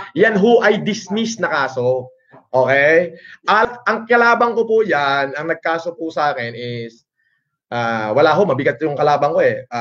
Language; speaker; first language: Filipino; non-native, local second language; Iloko